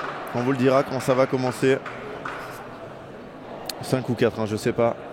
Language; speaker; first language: French; native; French